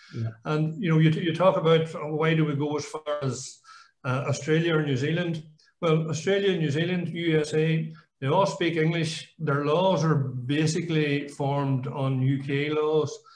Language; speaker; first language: English; native; English